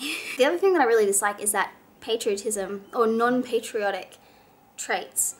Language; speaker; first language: English; native; English